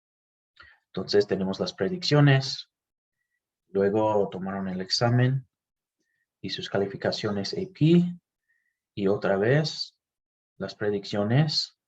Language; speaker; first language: Spanish; non-native, fluent; English